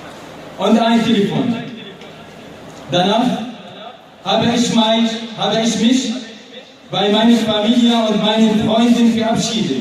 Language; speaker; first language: German; non-native, learner; Arabic